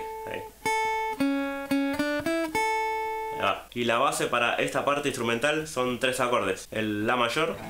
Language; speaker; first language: Spanish; native; Spanish